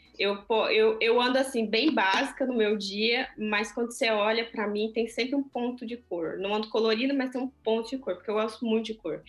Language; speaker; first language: Portuguese; native; Portuguese